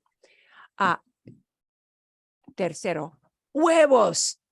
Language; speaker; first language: Spanish; non-native, fluent; English